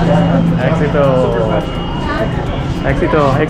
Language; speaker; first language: Spanish; non-native, learner; Japanese